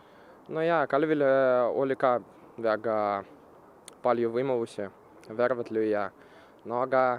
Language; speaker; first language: Estonian; non-native, local second language; Russian